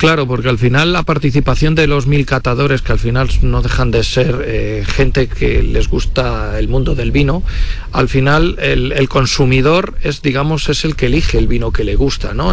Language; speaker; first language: Spanish; native; Spanish